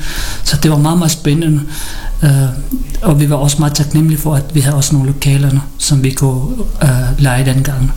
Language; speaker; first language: Danish; non-native, learner; Filipino